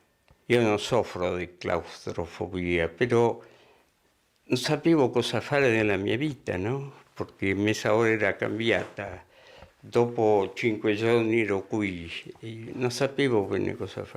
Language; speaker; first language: Italian; non-native, fluent; Spanish